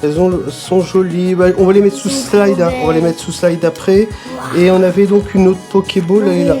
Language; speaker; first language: French; native; French